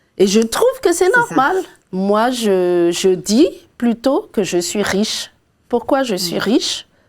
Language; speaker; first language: French; non-native, local second language; Malagasy